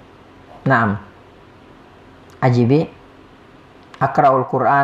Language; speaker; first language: Arabic; non-native, fluent; Indonesian